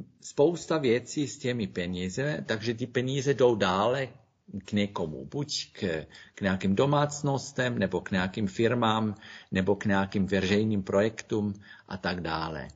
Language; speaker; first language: Czech; non-native, fluent; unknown